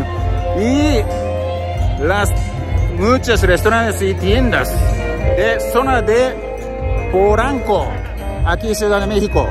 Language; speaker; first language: Spanish; non-native, learner; Japanese